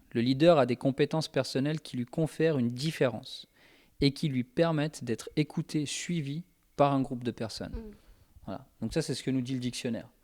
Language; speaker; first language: French; native; French